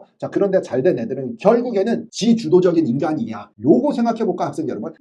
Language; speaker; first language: Korean; native; Korean